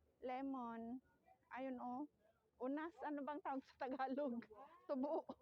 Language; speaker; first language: Filipino; native; Filipino